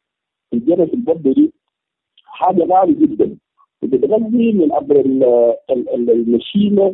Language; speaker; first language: Arabic; native; Arabic